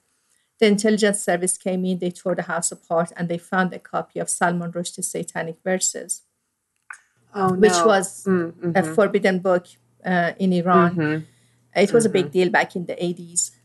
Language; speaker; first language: English; non-native, fluent; Persian